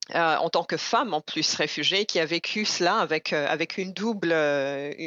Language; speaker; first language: French; non-native, local second language; Rundi